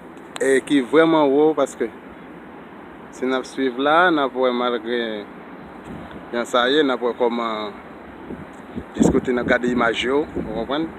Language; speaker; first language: French; non-native, learner; Haitian Creole